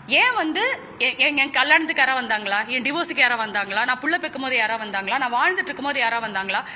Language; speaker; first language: Tamil; native; Tamil